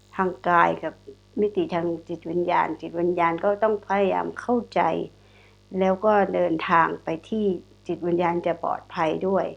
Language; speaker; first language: Thai; non-native, local second language; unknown